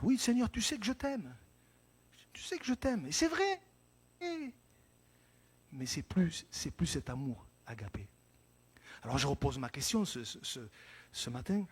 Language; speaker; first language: French; native; French